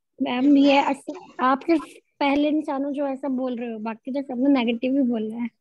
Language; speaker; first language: Hindi; native; Hindi